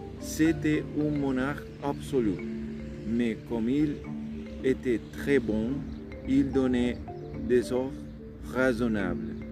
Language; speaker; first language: French; non-native, learner; Spanish